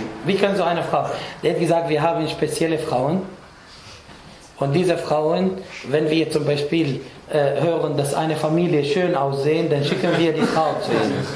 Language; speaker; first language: German; non-native, fluent; Arabic